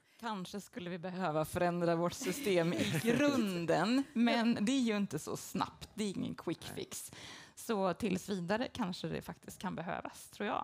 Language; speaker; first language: Swedish; native; Swedish